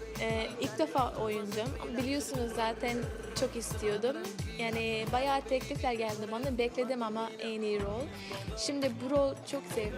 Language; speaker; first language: Turkish; non-native, learner; English